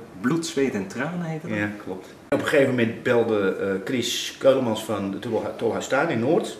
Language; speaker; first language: Dutch; native; Dutch